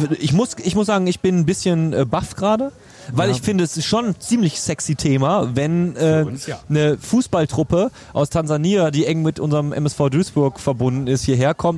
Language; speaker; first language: German; native; German